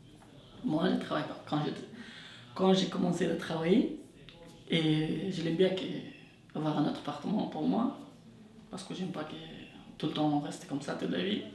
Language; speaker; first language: French; non-native, learner; Persian